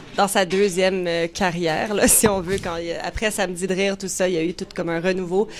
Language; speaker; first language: French; native; French